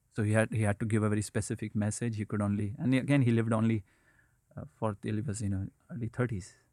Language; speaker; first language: English; non-native, local second language; Hindi